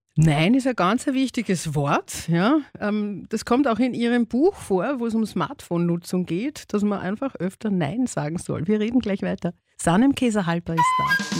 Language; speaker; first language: German; native; German